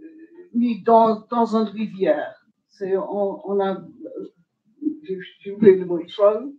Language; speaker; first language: French; non-native, fluent; English